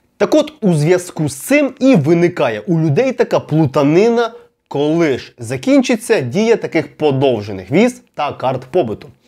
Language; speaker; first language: Ukrainian; non-native, local second language; Russian